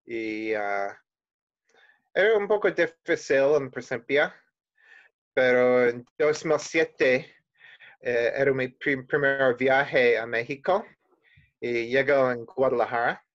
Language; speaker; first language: Spanish; non-native, learner; English